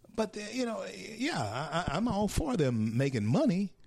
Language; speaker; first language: English; native; English